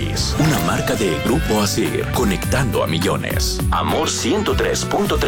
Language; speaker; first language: Spanish; native; Spanish